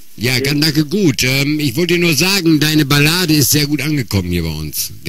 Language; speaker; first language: German; native; German